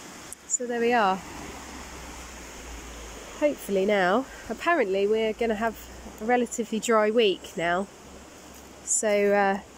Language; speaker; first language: English; native; English